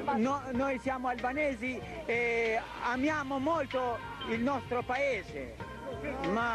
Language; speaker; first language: Italian; non-native, learner; Albanian